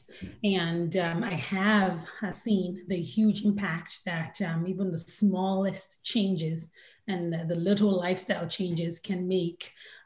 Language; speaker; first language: English; non-native, local second language; Yoruba